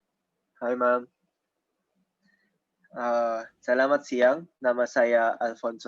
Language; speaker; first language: Indonesian; non-native, learner; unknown